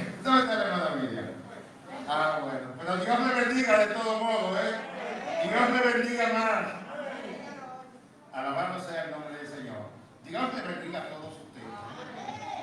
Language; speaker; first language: Spanish; native; Spanish